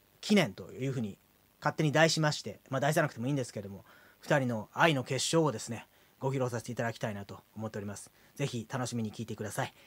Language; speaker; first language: Japanese; native; Japanese